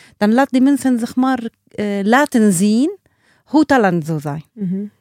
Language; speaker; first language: Dutch; non-native, learner; Arabic